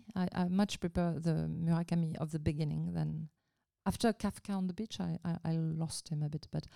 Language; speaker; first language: English; non-native, fluent; French